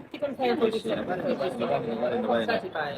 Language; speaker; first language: French; non-native, learner; Haitian Creole